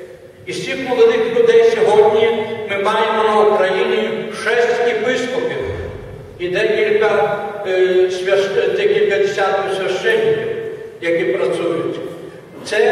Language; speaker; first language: Ukrainian; non-native, fluent; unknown